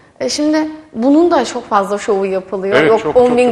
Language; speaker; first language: Turkish; native; Turkish